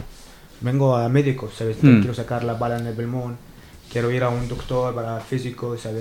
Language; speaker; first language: Spanish; non-native, learner; Arabic